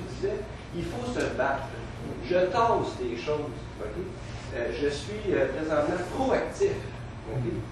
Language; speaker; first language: French; native; French